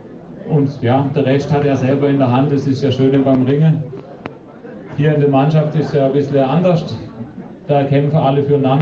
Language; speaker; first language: German; native; German